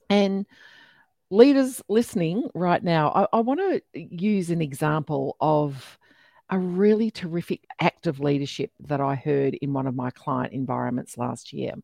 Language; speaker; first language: English; native; English